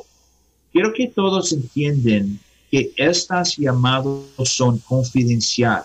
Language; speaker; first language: Spanish; non-native, learner; English